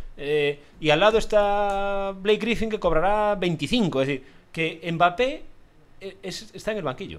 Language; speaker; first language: Spanish; native; Spanish